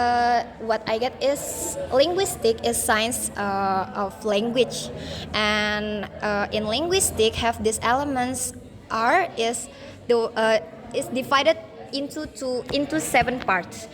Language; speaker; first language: English; non-native, learner; Indonesian